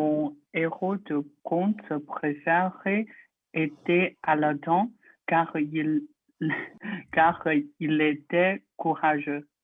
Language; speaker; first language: French; non-native, learner; Chinese